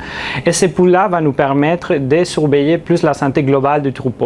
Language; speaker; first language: French; non-native, fluent; Spanish